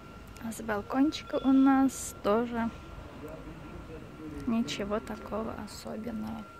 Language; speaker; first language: Russian; non-native, fluent; Armenian